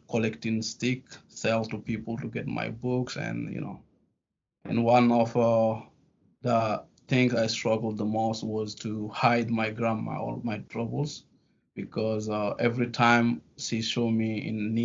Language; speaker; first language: English; non-native, fluent; Fula